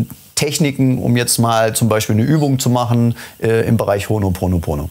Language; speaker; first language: German; native; German